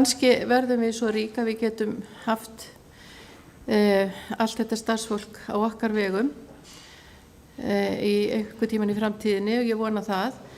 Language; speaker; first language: Icelandic; native; Icelandic